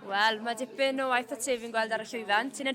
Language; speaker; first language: Welsh; native; Welsh